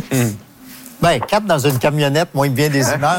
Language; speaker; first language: French; native; French